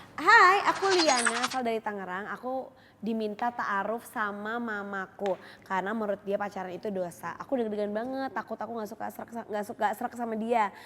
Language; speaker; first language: Indonesian; native; Indonesian